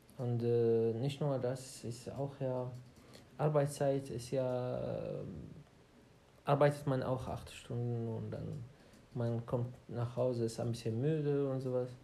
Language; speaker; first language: German; non-native, learner; Arabic